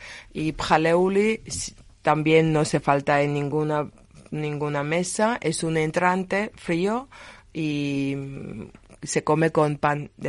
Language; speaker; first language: Spanish; non-native, learner; Georgian